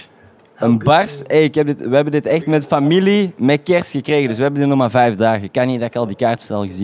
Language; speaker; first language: Dutch; native; Dutch